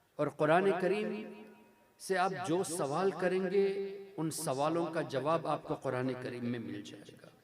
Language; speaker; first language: Urdu; non-native, fluent; Tamil